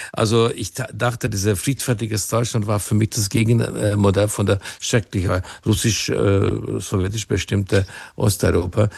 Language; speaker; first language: German; non-native, fluent; Hungarian